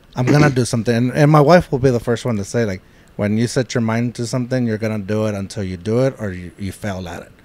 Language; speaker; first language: English; native; English